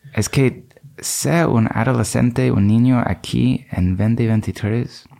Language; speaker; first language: Spanish; non-native, fluent; English